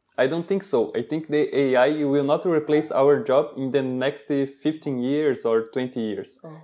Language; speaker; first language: English; non-native, learner; Portuguese